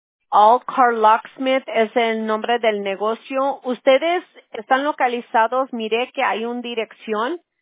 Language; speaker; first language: Spanish; early bilingual, heritage; Spanish